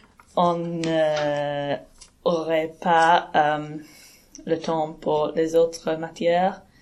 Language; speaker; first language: French; non-native, learner; English